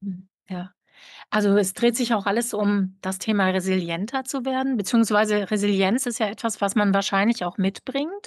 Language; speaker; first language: German; native; German